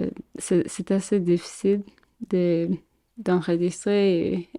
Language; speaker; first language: French; non-native, fluent; English